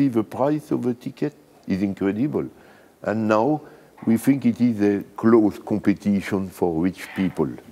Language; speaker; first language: English; non-native, learner; French